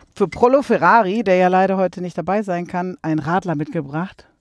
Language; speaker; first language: German; native; German